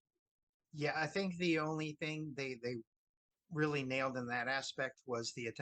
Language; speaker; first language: English; native; English